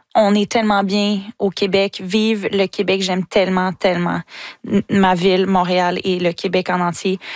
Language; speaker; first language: French; native; French